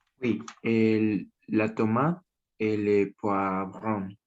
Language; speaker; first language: French; non-native, learner; Spanish